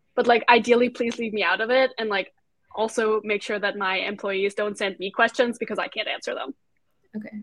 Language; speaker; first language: English; non-native, fluent; German